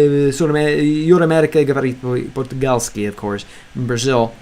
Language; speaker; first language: Russian; non-native, learner; English